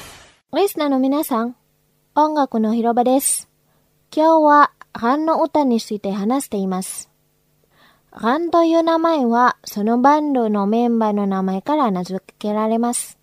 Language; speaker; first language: Japanese; non-native, fluent; Indonesian